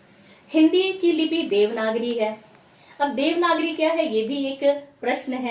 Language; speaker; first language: Hindi; native; Hindi